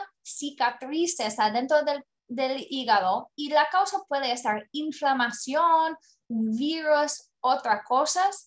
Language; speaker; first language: Spanish; non-native, learner; English